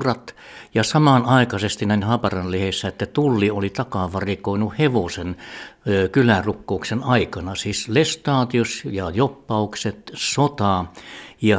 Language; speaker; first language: Finnish; early bilingual, heritage; Finnish